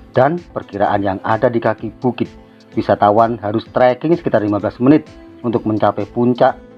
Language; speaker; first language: Indonesian; native; Indonesian